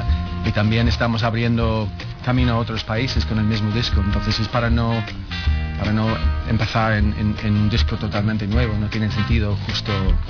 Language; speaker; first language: Spanish; non-native, fluent; English